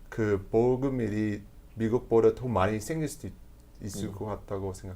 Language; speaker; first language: Korean; non-native, fluent; English